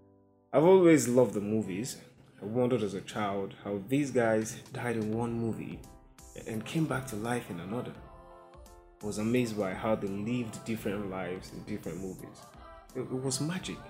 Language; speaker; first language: English; non-native, local second language; Igbo